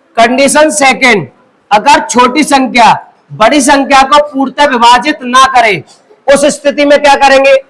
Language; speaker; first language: Hindi; native; Hindi